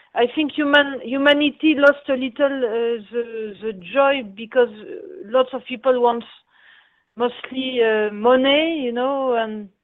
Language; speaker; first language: English; non-native, fluent; French